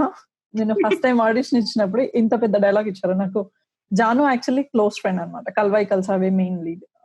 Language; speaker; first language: Telugu; early bilingual, heritage; Telugu